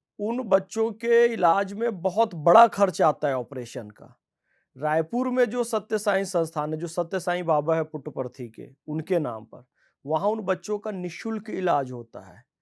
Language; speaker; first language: Hindi; native; Hindi